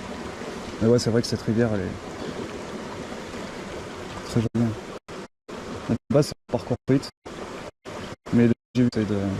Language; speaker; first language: French; native; French